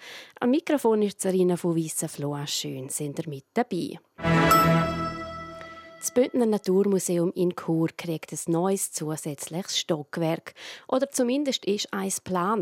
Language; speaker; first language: German; native; German